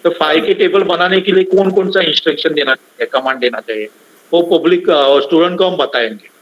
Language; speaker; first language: Hindi; non-native, local second language; Marathi